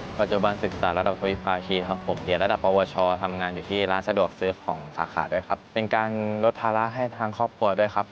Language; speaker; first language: Thai; native; Thai